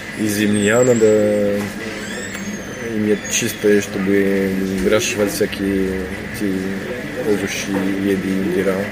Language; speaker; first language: Russian; non-native, learner; French